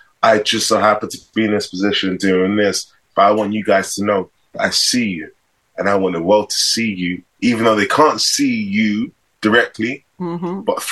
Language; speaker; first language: English; native; English